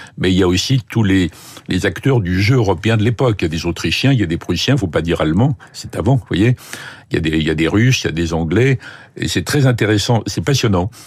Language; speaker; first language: French; native; French